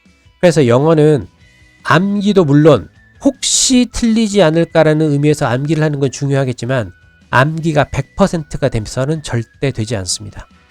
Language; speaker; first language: Korean; native; Korean